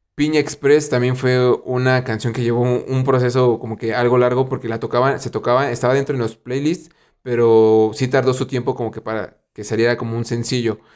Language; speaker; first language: Spanish; native; Spanish